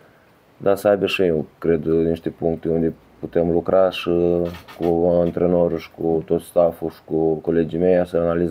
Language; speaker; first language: Romanian; early bilingual, heritage; Romanian